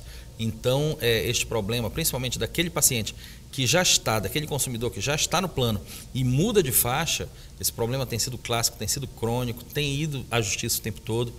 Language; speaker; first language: Portuguese; native; Portuguese